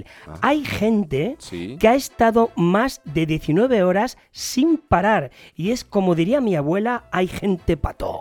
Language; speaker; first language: Spanish; native; Spanish